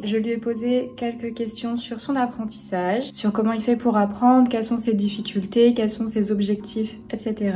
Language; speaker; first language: French; native; French